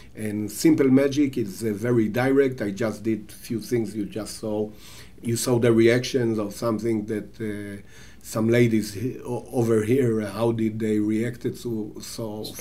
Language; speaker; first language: English; non-native, fluent; Hebrew